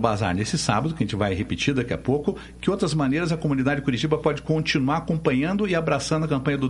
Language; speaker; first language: Portuguese; native; Portuguese